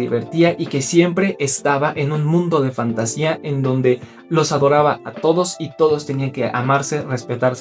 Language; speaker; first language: Spanish; native; Spanish